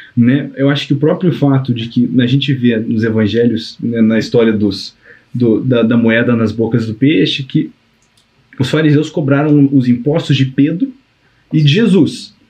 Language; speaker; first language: Portuguese; native; Portuguese